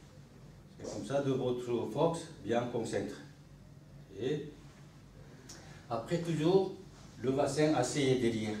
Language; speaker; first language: French; non-native, learner; Korean